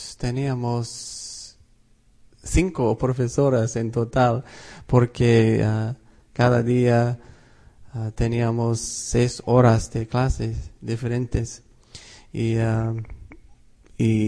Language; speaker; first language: Spanish; non-native, fluent; English